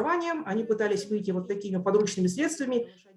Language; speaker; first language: Russian; native; Russian